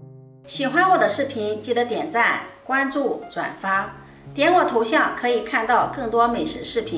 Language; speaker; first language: Chinese; native; Chinese